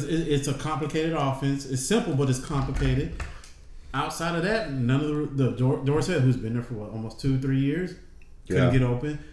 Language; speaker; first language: English; native; English